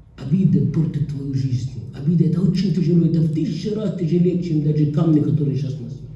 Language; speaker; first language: Russian; non-native, fluent; Arabic